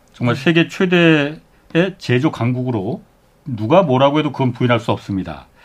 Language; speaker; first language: Korean; native; Korean